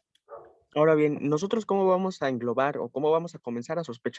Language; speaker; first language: Spanish; native; Spanish